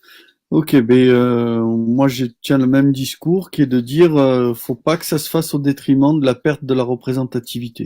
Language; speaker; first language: French; native; French